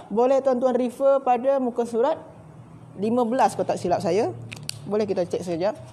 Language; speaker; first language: Malay; native; Malay